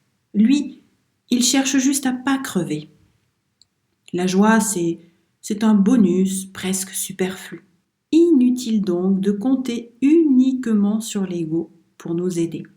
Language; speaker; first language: French; native; French